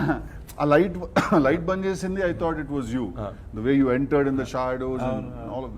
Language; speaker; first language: Telugu; native; Telugu